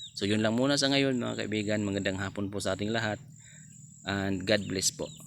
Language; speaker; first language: Filipino; non-native, local second language; Cebuano